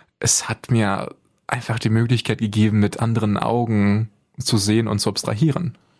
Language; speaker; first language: German; early bilingual, other home language; Bulgarian